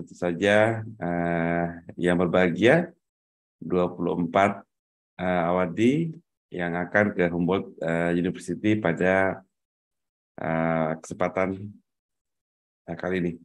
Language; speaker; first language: Indonesian; native; Indonesian